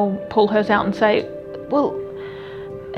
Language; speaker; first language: English; native; English